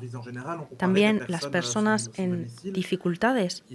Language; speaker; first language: Spanish; native; Spanish